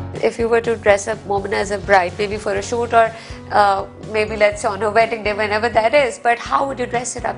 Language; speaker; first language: English; non-native, local second language; Hindi